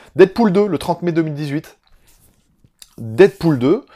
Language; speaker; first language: French; native; French